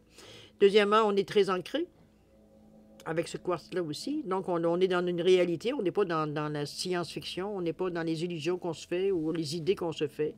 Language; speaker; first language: French; native; French